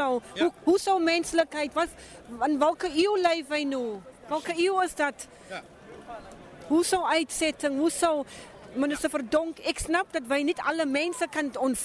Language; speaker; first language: Dutch; non-native, fluent; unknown